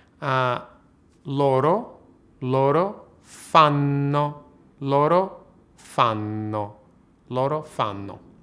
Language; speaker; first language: Italian; non-native, fluent; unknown